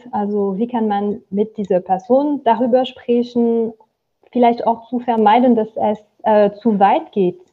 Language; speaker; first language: German; non-native, fluent; French